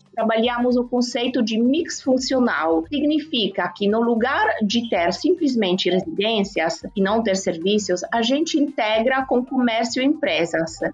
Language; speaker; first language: Portuguese; non-native, fluent; Italian